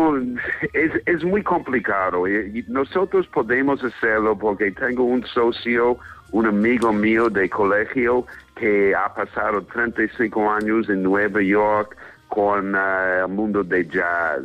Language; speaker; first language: Spanish; non-native, fluent; English